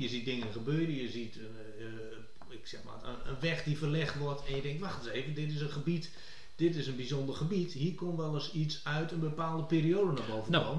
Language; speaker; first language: Dutch; native; Dutch